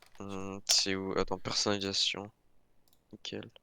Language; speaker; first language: French; native; French